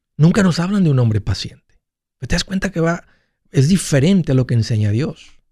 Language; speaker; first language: Spanish; early bilingual, heritage; Spanish